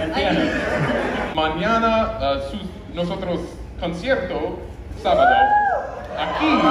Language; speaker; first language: Spanish; non-native, learner; English